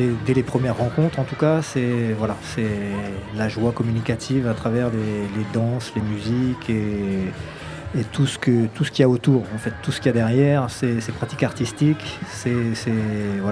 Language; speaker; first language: French; native; French